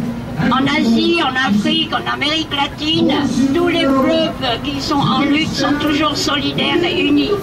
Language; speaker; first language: French; non-native, fluent; Vietnamese